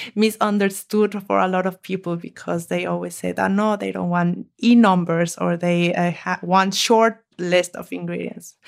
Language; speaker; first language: English; non-native, fluent; Spanish